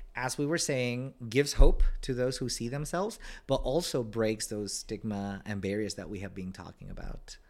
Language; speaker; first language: English; non-native, fluent; Spanish